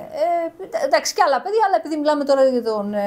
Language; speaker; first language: Greek; native; Greek